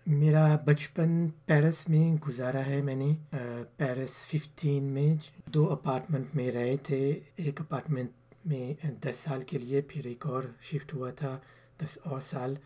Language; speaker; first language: Urdu; early bilingual, heritage; Urdu